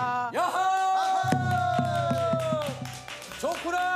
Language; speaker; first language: Korean; native; Korean